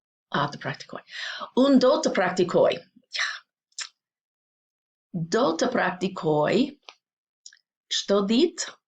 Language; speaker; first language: Albanian; non-native, learner; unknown